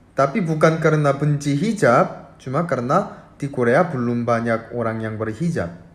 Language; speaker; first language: Indonesian; early bilingual, other home language; Korean